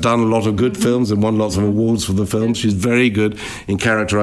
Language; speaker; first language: English; native; English